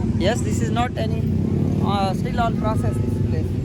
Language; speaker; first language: English; non-native, learner; Saraiki